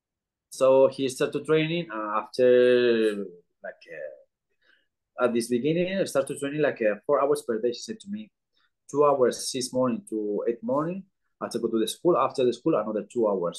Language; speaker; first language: English; non-native, learner; Spanish